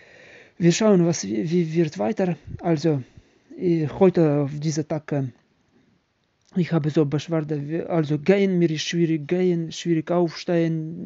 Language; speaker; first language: German; non-native, learner; Ukrainian